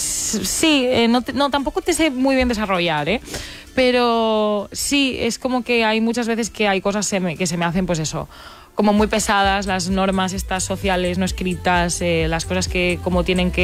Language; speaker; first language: Spanish; native; Spanish